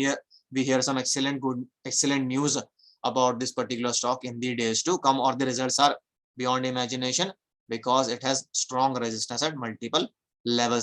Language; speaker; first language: English; non-native, local second language; Hindi